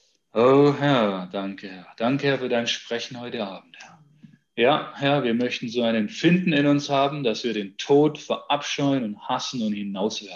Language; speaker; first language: German; native; German